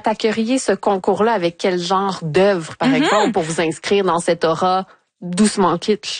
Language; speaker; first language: French; native; French